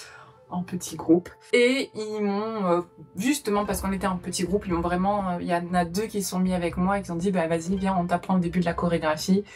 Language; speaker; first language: French; native; French